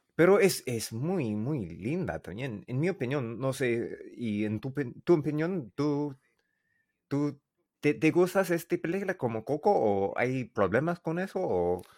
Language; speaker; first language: Spanish; non-native, learner; English